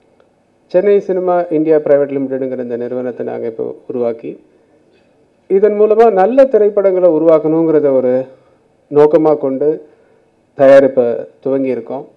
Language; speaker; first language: Tamil; native; Tamil